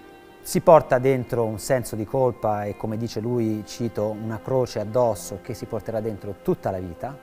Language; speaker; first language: Italian; native; Italian